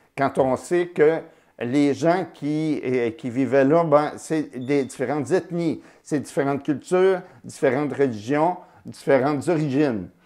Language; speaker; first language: French; native; French